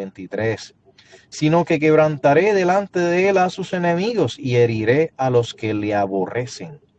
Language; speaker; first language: Spanish; native; Spanish